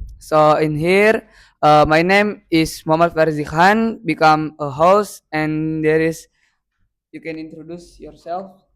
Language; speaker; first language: English; non-native, learner; Indonesian